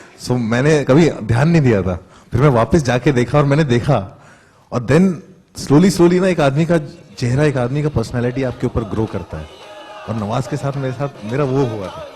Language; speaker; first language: Hindi; native; Hindi